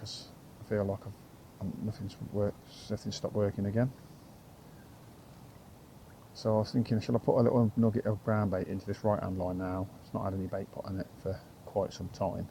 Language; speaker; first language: English; native; English